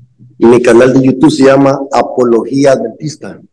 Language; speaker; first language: Spanish; native; Spanish